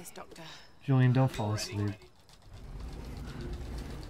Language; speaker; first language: English; native; English